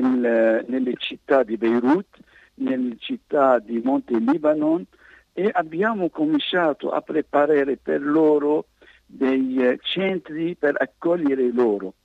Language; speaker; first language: Italian; non-native, fluent; Arabic